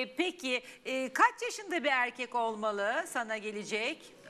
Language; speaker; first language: Turkish; native; Turkish